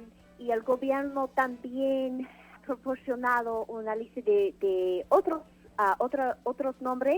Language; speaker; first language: Spanish; non-native, fluent; English